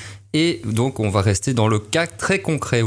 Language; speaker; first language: French; native; French